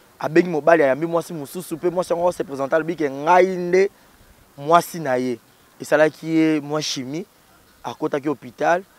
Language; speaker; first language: Lingala; native; Lingala